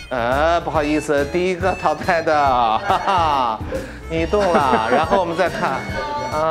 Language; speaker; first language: Chinese; native; Chinese